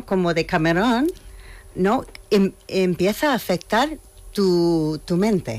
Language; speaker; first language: Spanish; non-native, fluent; English